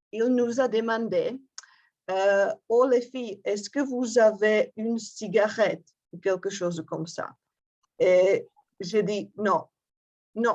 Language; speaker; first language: French; non-native, fluent; Czech